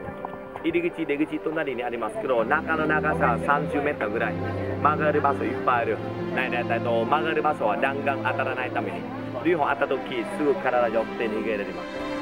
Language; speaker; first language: Japanese; non-native, learner; Vietnamese